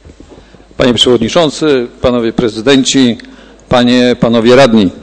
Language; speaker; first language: Polish; native; Polish